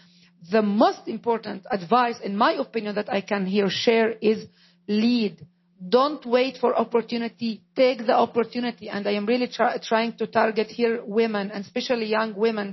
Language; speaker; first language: English; non-native, fluent; Arabic